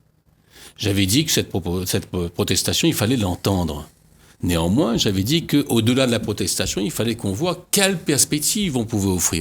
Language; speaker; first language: French; native; French